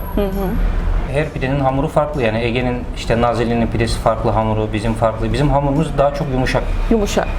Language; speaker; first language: Turkish; native; Turkish